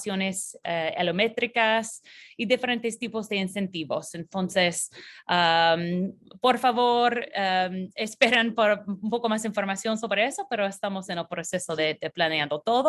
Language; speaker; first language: Spanish; non-native, fluent; English